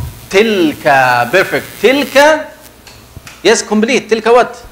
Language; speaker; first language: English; non-native, fluent; Arabic